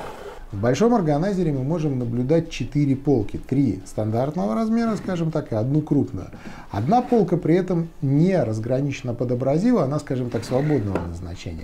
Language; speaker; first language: Russian; native; Russian